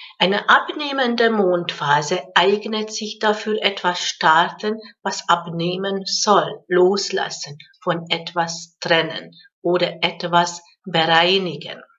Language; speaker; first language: German; non-native, fluent; Hungarian